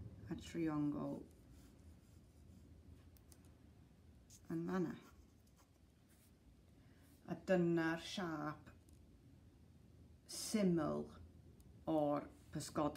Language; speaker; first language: Welsh; non-native, local second language; English